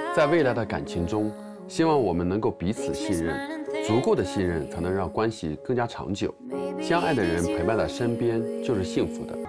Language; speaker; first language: Chinese; native; Chinese